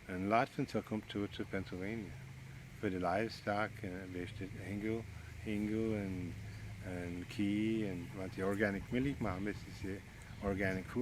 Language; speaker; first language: German; early bilingual, heritage; Pennsylvania German